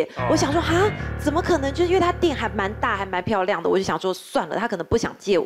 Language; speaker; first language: Chinese; native; Chinese